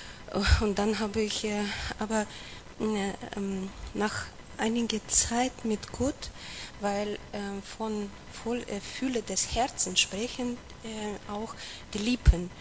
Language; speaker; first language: German; non-native, learner; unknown